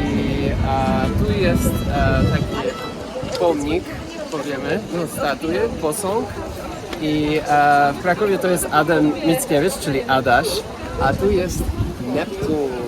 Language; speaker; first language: Polish; non-native, learner; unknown